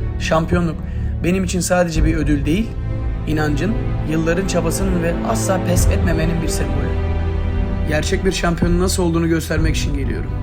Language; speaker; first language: Turkish; native; Turkish